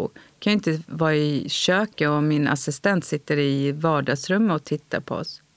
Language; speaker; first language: Swedish; native; Swedish